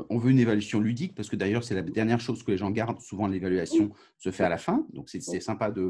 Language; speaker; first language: French; native; French